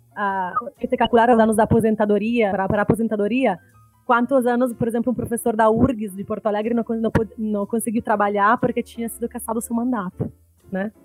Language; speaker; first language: Portuguese; non-native, fluent; Italian